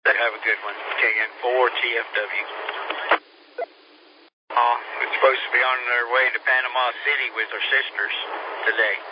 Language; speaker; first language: English; native; English